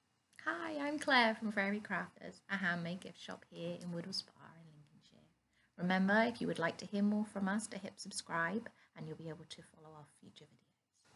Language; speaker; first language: English; native; English